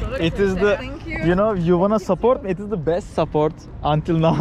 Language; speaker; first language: English; non-native, fluent; Slovak